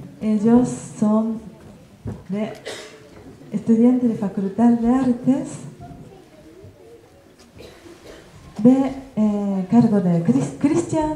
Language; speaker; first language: Spanish; non-native, learner; Japanese